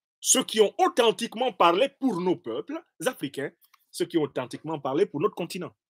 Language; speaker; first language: French; non-native, local second language; Basaa